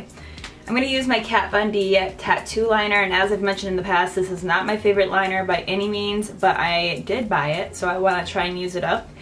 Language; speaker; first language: English; native; English